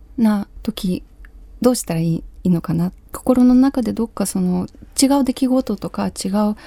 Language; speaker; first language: Japanese; non-native, fluent; Ukrainian